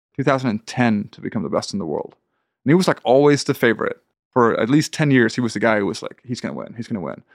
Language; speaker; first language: English; non-native, fluent; Swedish